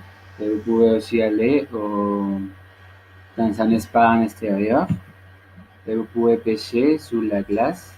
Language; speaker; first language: French; non-native, learner; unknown